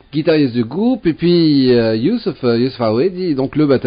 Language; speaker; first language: French; non-native, local second language; Arabic